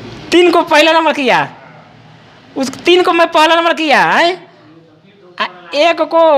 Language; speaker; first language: Hindi; non-native, local second language; Bhojpuri